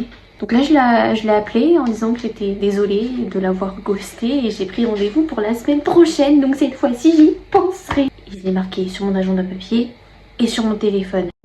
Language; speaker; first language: French; native; French